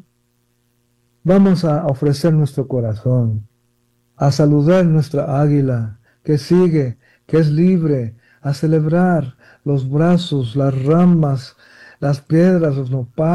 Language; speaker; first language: Spanish; early bilingual, heritage; Spanish